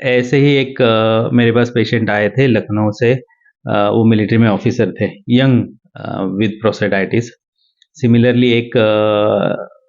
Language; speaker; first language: Hindi; non-native, local second language; Marathi